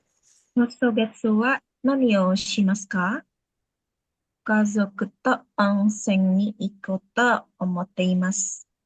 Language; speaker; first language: Japanese; non-native, learner; Indonesian